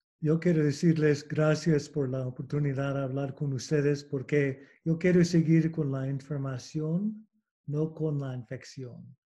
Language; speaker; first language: Spanish; non-native, learner; English